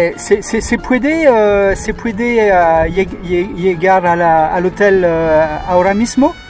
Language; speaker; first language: Spanish; non-native, fluent; French